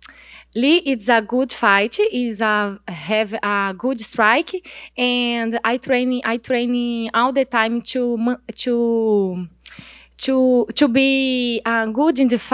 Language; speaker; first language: English; non-native, learner; Portuguese